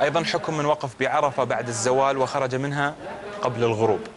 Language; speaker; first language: Arabic; native; Arabic